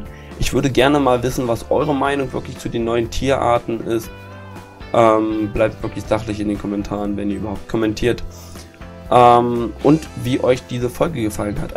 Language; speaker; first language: German; native; German